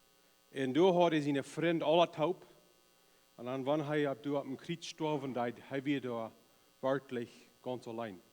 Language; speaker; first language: German; non-native, learner; Plautdietsch